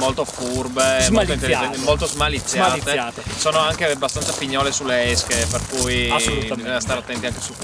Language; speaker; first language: Italian; native; Italian